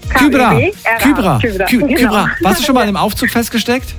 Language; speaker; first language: German; native; German